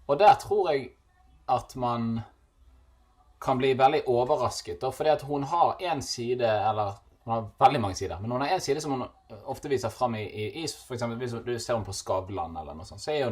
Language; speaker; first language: Norwegian; native; Norwegian